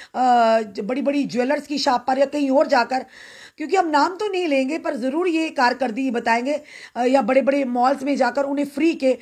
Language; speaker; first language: Hindi; native; Hindi